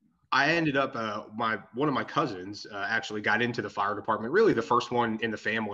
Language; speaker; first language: English; native; English